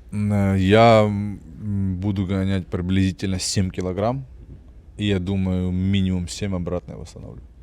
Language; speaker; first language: Russian; non-native, fluent; Georgian